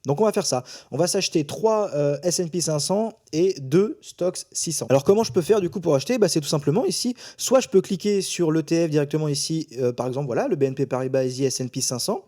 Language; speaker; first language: French; native; French